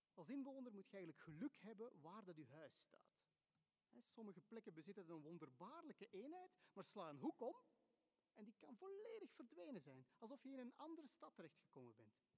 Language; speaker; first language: Dutch; native; Dutch